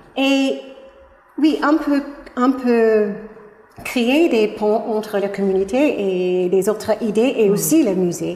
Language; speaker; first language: French; non-native, fluent; English